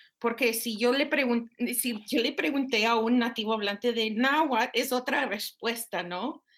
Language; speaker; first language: Spanish; non-native, fluent; English